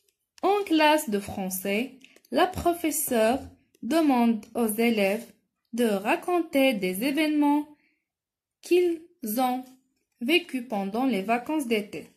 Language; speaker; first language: French; non-native, local second language; Arabic